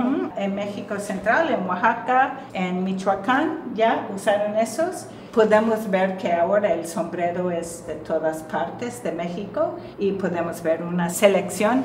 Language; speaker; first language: Spanish; non-native, fluent; English